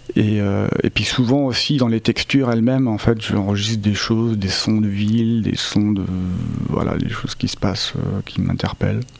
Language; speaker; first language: French; native; French